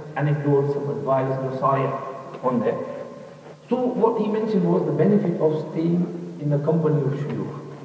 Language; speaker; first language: English; native; English